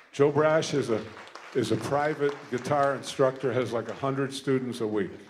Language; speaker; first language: English; native; English